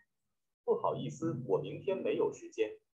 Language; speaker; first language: Chinese; non-native, learner; Vietnamese